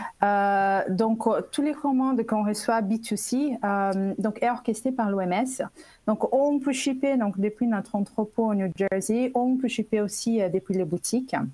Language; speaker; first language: French; non-native, fluent; Portuguese